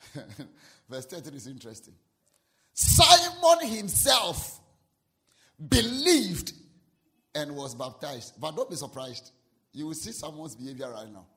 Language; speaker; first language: English; non-native, local second language; Akan